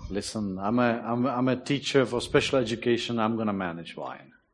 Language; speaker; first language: English; non-native, fluent; Czech